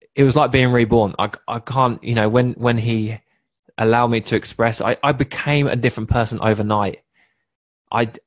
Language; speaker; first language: English; native; English